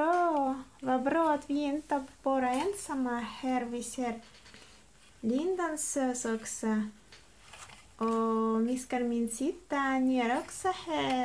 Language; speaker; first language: Swedish; non-native, learner; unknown